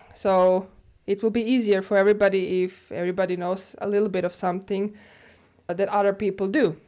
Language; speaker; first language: English; non-native, fluent; Croatian